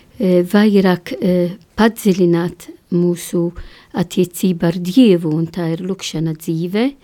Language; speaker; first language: Latvian; non-native, learner; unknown